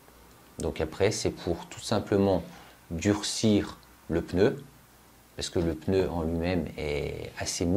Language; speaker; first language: French; native; French